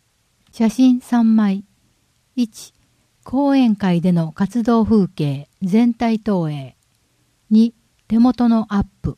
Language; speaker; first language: Japanese; native; Japanese